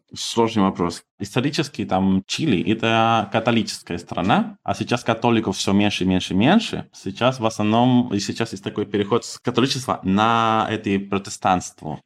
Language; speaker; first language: Russian; non-native, fluent; Spanish